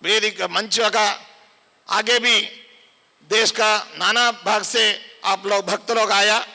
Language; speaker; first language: Hindi; non-native, local second language; Kannada